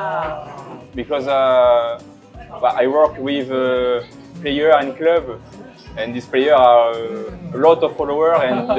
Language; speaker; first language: English; non-native, learner; French